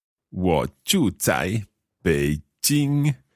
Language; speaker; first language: Chinese; non-native, learner; English